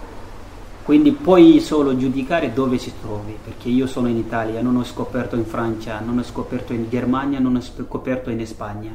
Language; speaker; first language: Italian; non-native, learner; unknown